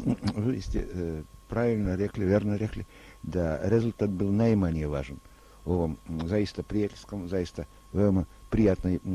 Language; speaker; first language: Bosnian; non-native, learner; Russian